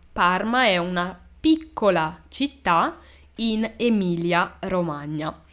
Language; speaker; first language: Italian; native; Italian